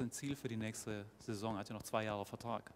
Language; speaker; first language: German; native; German